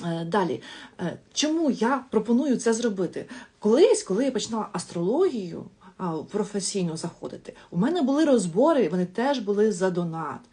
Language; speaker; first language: Ukrainian; non-native, local second language; Russian